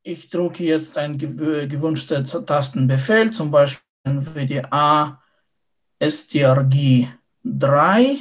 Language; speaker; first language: German; non-native, fluent; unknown